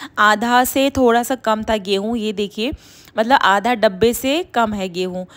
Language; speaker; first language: Hindi; native; Hindi